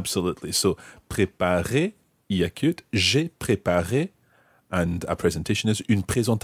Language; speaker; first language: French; non-native, fluent; English